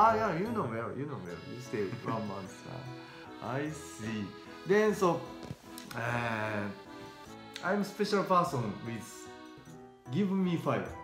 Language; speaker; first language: English; non-native, learner; Japanese